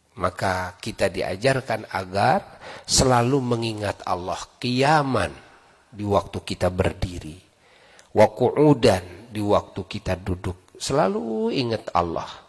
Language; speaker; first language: Indonesian; non-native, local second language; Sundanese